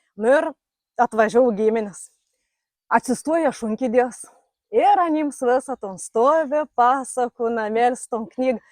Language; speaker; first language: Lithuanian; native; Lithuanian